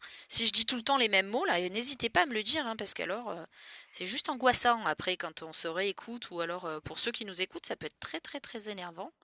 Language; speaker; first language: French; native; French